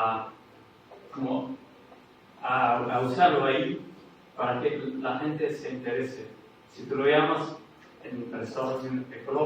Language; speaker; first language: Spanish; non-native, fluent; Arabic